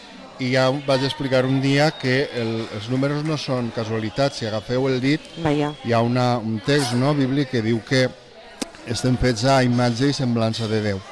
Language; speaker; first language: Catalan; native; Catalan